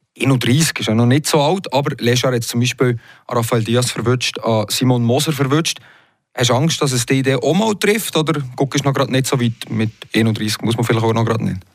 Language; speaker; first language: German; native; German